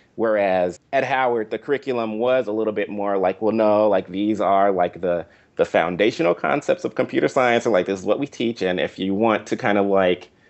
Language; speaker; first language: English; native; English